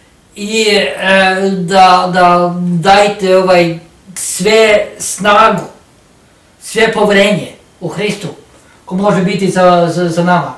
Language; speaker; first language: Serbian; non-native, learner; Norwegian